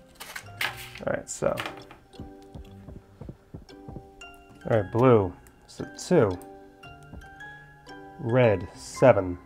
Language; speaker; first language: English; native; English